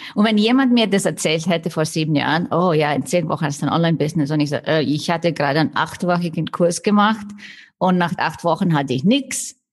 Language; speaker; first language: German; non-native, fluent; Icelandic